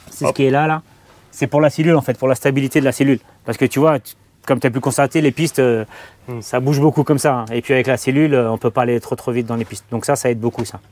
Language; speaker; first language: French; non-native, fluent; Portuguese